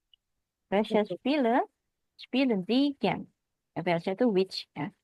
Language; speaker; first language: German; non-native, fluent; Indonesian